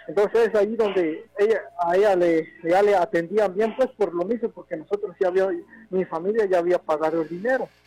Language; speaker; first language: Spanish; non-native, local second language; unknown